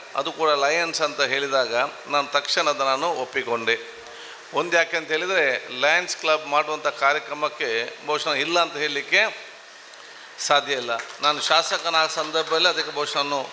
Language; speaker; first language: Kannada; non-native, local second language; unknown